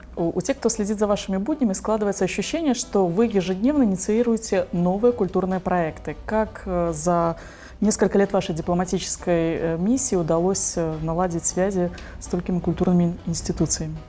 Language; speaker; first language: Russian; native; Russian